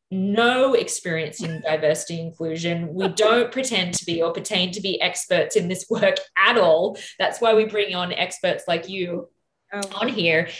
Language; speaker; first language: English; native; English